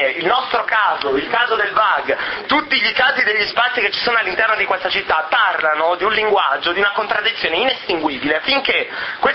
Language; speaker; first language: Italian; native; Italian